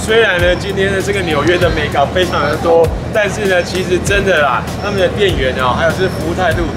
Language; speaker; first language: Chinese; native; Chinese